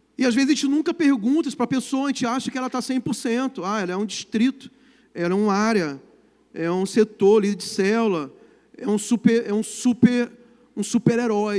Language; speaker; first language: Portuguese; native; Portuguese